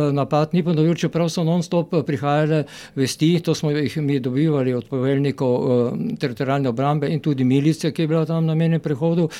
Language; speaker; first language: Slovenian; native; Slovenian